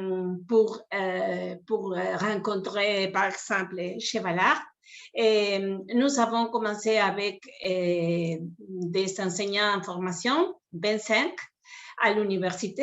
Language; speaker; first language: French; non-native, fluent; Spanish